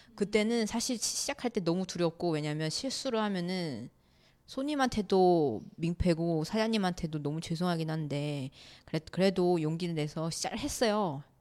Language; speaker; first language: Korean; non-native, fluent; Chinese